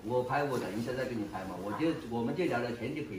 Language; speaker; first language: Chinese; native; Chinese